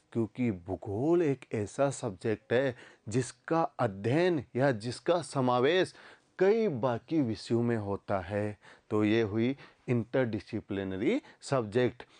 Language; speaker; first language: Hindi; native; Hindi